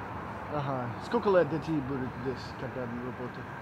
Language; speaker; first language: Russian; non-native, learner; English